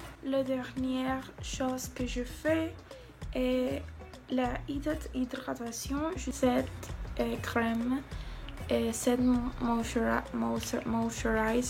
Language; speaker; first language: French; non-native, learner; Spanish